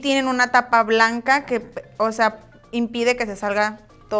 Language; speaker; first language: Spanish; native; Spanish